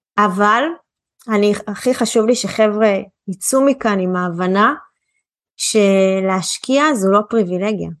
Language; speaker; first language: Hebrew; native; Hebrew